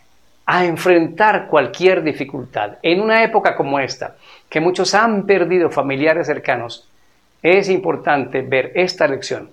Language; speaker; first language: Spanish; native; Spanish